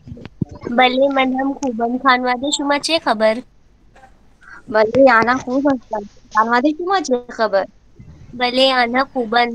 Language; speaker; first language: Persian; non-native, learner; Urdu